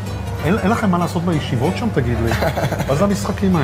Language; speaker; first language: Hebrew; native; Hebrew